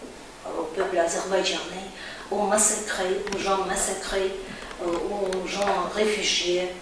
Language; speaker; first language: French; non-native, fluent; Azerbaijani